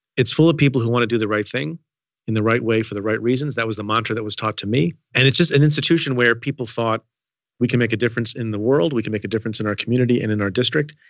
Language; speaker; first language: English; early bilingual, other home language; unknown